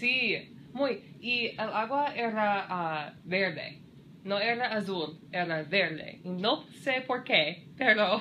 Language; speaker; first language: Spanish; non-native, learner; English